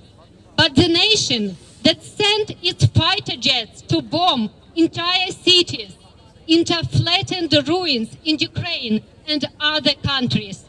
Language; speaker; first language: English; non-native, fluent; Ukrainian